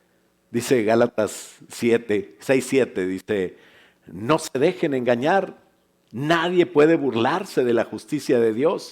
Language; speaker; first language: Spanish; native; Spanish